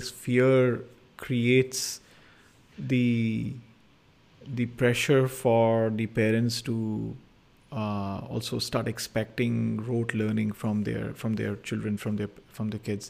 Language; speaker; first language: English; non-native, local second language; Hindi